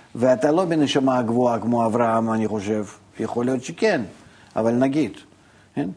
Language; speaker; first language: Hebrew; non-native, fluent; Russian